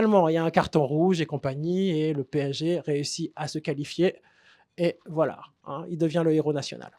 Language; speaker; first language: French; native; French